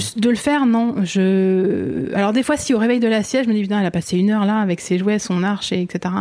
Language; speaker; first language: French; native; French